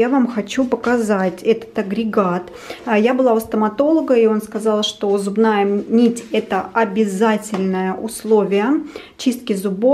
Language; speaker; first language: Russian; native; Russian